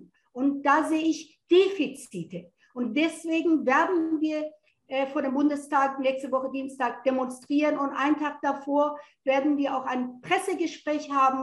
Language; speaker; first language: German; non-native, fluent; Persian